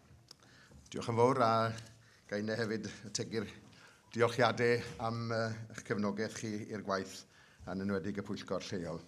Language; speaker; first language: Welsh; native; Welsh